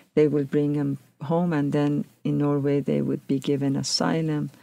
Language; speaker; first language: English; non-native, fluent; Persian